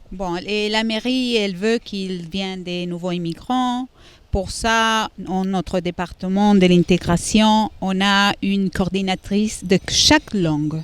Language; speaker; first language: French; non-native, fluent; Spanish